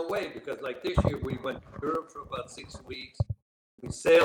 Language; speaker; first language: English; native; English